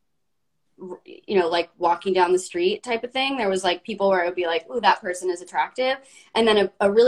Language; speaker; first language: English; native; English